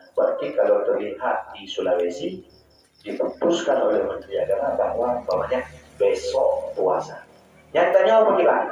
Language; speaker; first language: Malay; non-native, local second language; Achinese